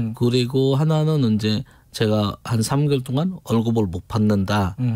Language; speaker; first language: Korean; non-native, fluent; Bangla